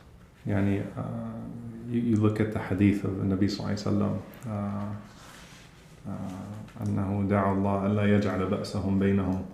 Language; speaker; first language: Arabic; early bilingual, heritage; English